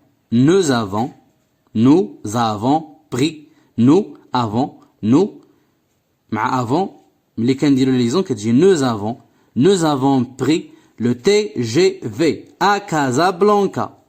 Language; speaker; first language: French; non-native, local second language; Arabic